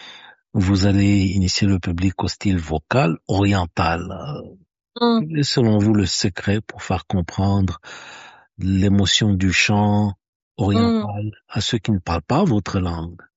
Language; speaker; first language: French; native; French